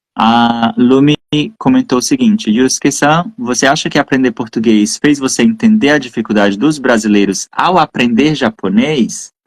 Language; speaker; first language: Portuguese; native; Portuguese